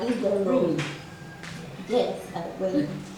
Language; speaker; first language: English; non-native, fluent; Spanish